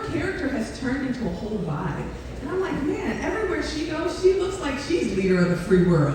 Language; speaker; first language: English; native; English